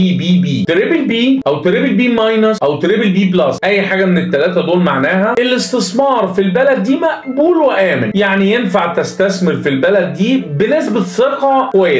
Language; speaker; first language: Arabic; native; Arabic